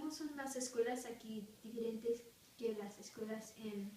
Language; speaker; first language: Spanish; non-native, learner; English